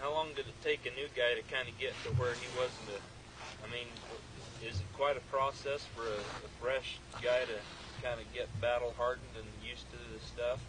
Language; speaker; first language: English; native; English